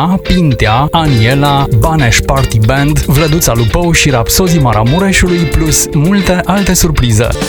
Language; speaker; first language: Romanian; native; Romanian